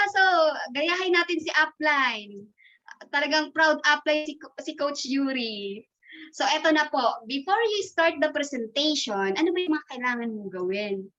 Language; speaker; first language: Filipino; non-native, local second language; Masbatenyo